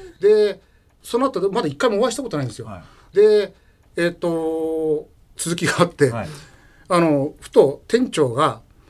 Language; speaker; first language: Japanese; native; Japanese